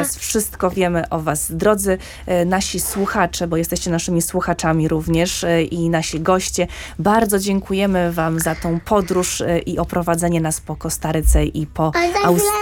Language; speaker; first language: Polish; native; Polish